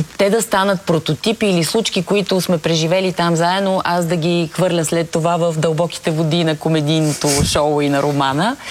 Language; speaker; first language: Bulgarian; native; Bulgarian